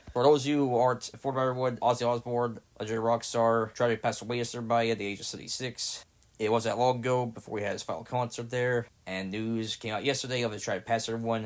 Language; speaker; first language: English; native; English